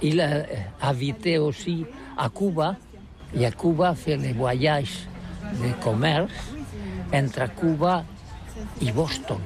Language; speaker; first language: French; non-native, learner; Catalan